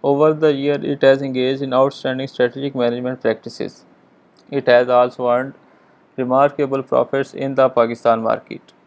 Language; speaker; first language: English; non-native, local second language; Urdu